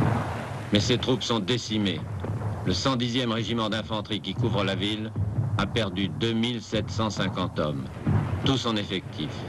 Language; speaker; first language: French; native; French